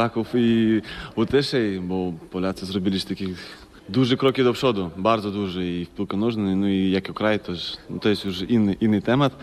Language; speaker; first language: Polish; non-native, fluent; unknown